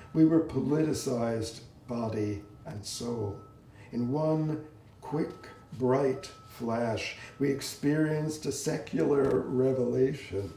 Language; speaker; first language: English; native; English